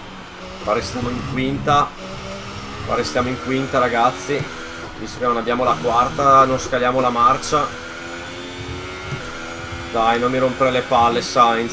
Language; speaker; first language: Italian; native; Italian